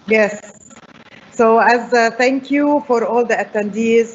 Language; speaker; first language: English; non-native, fluent; Arabic